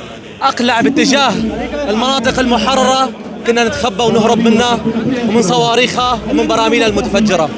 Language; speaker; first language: Arabic; native; Arabic